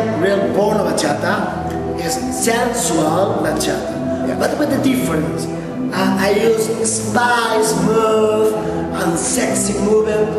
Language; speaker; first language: English; non-native, local second language; Spanish